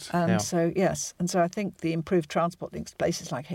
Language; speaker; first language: English; native; English